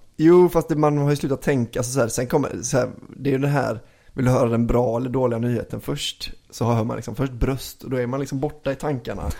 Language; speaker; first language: Swedish; native; Swedish